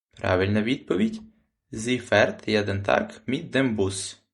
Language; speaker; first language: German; non-native, fluent; Ukrainian